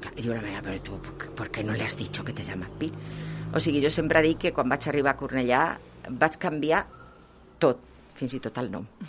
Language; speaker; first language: Catalan; non-native, local second language; Spanish